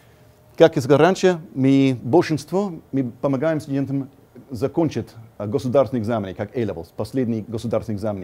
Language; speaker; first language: Russian; non-native, fluent; English